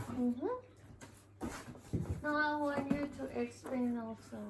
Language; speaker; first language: English; non-native, learner; Thai